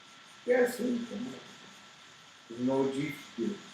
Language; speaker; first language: English; non-native, learner; Portuguese